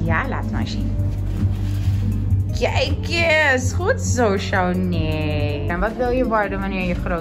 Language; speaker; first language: Dutch; non-native, local second language; Papiamento